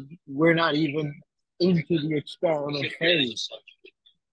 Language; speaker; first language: English; non-native, fluent; Dutch